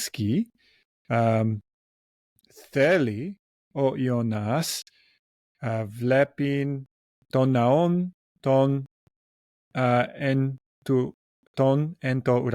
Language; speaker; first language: Greek; non-native, learner; English